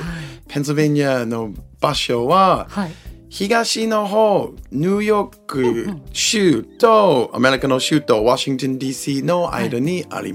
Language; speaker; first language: Japanese; non-native, learner; English